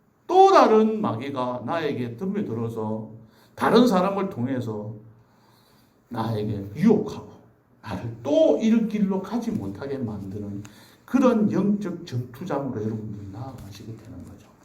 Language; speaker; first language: Korean; native; Korean